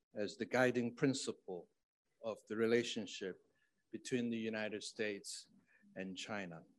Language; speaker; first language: English; non-native, fluent; Chinese